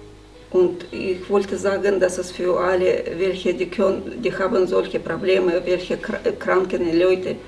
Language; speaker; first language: German; non-native, learner; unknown